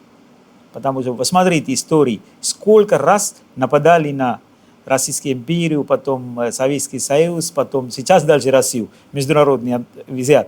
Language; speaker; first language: Russian; non-native, fluent; Sinhala